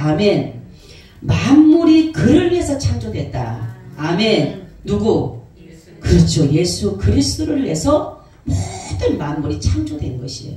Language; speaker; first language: Korean; native; Korean